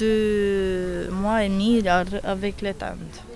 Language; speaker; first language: French; non-native, learner; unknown